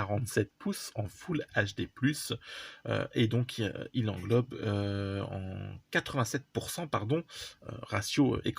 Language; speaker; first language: French; native; French